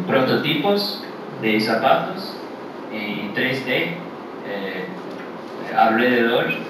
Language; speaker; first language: Spanish; early bilingual, heritage; English